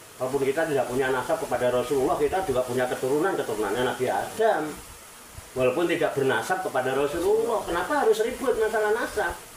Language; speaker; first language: Indonesian; non-native, local second language; Javanese